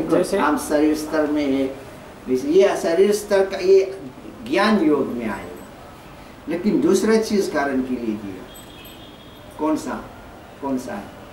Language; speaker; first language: Hindi; non-native, learner; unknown